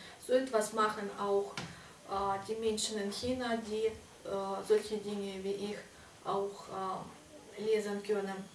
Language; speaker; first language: German; non-native, fluent; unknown